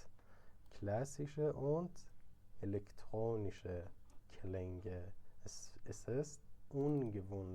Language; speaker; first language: German; non-native, fluent; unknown